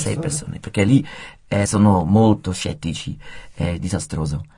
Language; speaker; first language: Italian; native; Italian